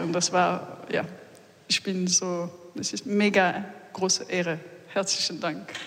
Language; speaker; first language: German; non-native, learner; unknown